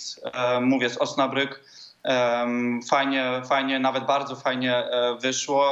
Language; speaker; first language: Polish; early bilingual, heritage; Polish